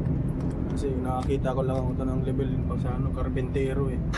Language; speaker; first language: Filipino; native; Filipino